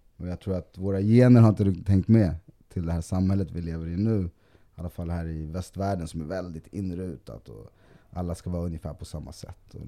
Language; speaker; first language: Swedish; early bilingual, other home language; Spanish